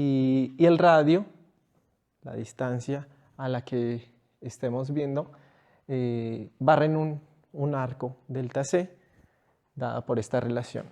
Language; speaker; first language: Spanish; native; Spanish